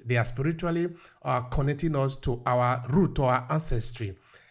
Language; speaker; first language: English; non-native, local second language; Esan